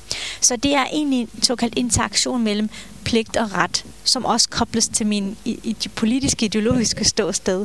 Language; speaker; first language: Danish; early bilingual, other home language; Turkish